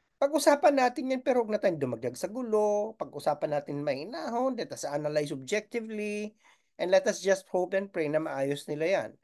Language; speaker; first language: Filipino; non-native, local second language; Bikol